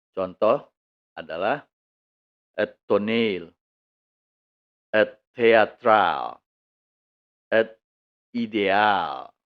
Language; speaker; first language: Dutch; non-native, fluent; Indonesian